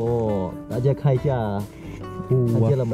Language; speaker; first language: Chinese; non-native, learner; Khmer